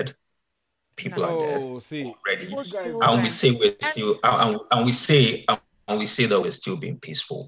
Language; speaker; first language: English; non-native, local second language; Yoruba